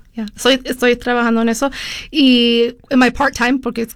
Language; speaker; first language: Spanish; early bilingual, heritage; Spanish